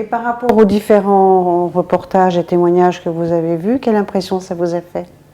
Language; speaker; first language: French; native; French